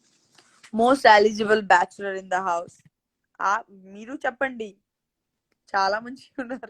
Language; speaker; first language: Telugu; non-native, local second language; Gujarati